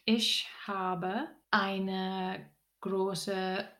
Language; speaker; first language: German; non-native, learner; English